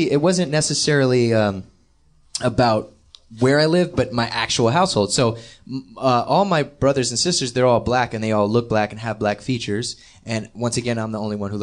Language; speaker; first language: English; native; English